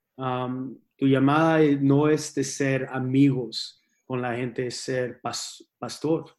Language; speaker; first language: Spanish; early bilingual, heritage; Spanish